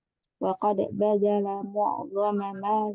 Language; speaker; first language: Arabic; non-native, learner; Indonesian